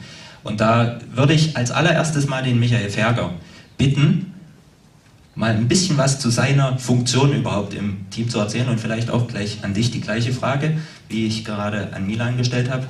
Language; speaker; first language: German; native; German